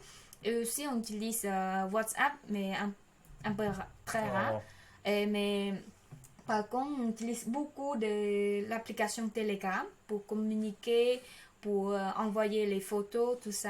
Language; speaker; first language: French; non-native, learner; Khmer